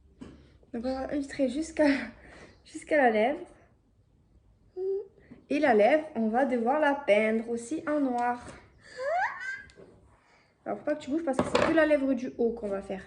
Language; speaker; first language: French; native; French